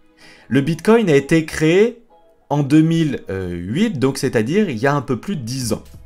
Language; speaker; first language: French; native; French